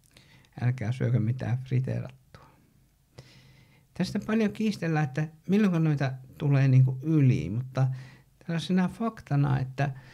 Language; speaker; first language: Finnish; native; Finnish